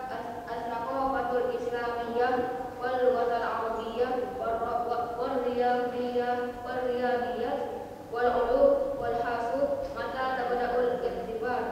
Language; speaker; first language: Arabic; non-native, learner; Indonesian